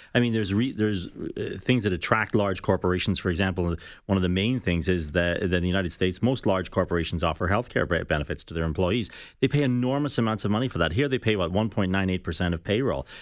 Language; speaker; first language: English; native; English